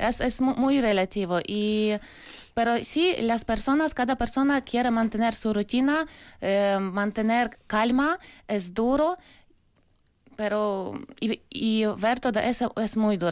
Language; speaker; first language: Spanish; non-native, learner; Ukrainian